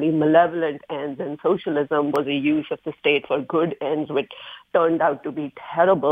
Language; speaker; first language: English; non-native, local second language; Hindi